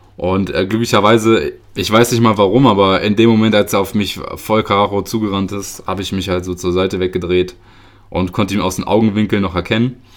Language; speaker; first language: German; early bilingual, other home language; Russian